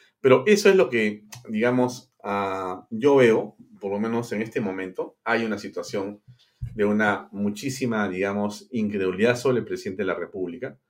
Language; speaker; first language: Spanish; native; Spanish